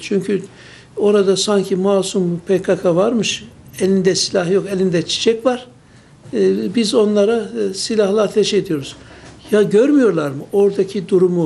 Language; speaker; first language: Turkish; native; Turkish